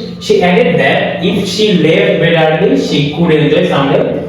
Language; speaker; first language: English; non-native, local second language; Bangla